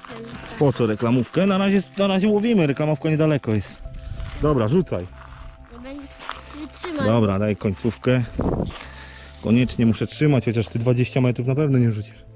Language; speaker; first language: Polish; native; Polish